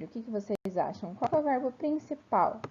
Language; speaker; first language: Portuguese; native; Portuguese